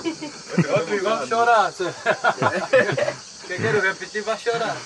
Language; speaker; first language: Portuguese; non-native, learner; Vietnamese